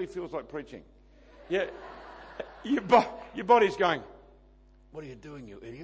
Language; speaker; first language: English; native; English